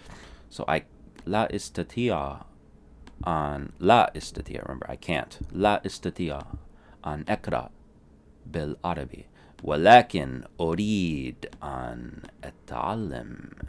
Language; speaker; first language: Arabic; non-native, fluent; English